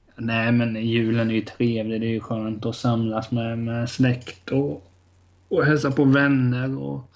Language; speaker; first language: Swedish; native; Swedish